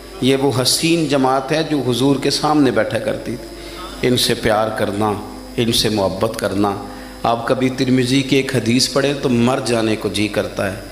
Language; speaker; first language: Urdu; non-native, local second language; Punjabi